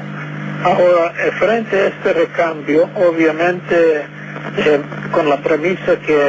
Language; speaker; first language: Spanish; non-native, fluent; English